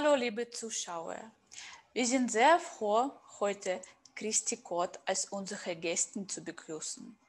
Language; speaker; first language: German; non-native, fluent; Russian